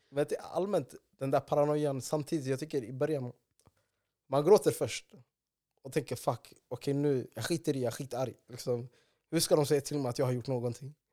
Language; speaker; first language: Swedish; early bilingual, other home language; Somali